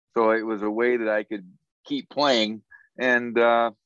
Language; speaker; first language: English; native; English